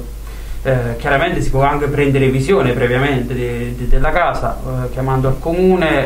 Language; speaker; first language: Italian; native; Italian